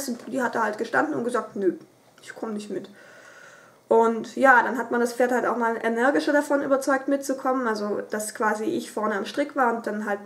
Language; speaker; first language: German; native; German